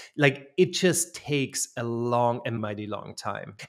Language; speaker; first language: English; non-native, fluent; German